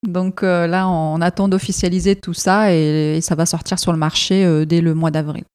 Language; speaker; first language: French; non-native, fluent; Arabic